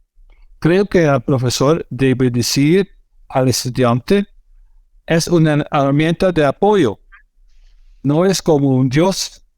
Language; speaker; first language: Spanish; non-native, fluent; Dutch